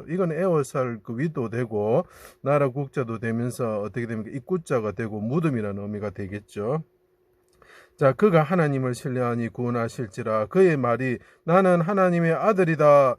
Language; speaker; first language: Korean; native; Korean